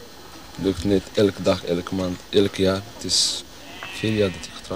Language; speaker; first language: Dutch; non-native, learner; Arabic